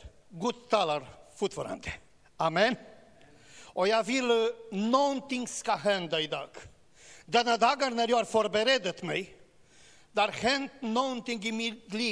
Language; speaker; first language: Swedish; non-native, learner; Romanian